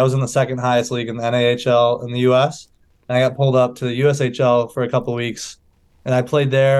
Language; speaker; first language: English; native; English